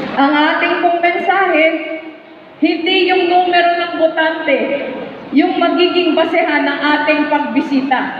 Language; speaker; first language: Filipino; non-native, local second language; Bikol